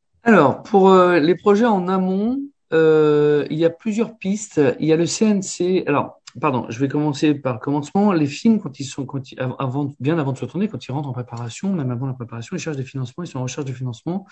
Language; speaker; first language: French; native; French